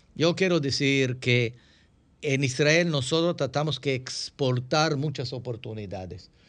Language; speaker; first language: Spanish; non-native, fluent; Hebrew